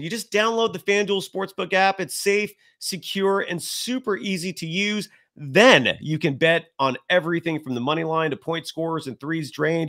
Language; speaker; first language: English; native; English